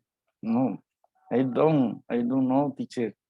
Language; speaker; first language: English; non-native, learner; Spanish